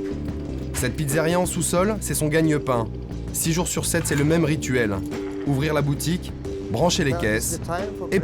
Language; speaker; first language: French; native; French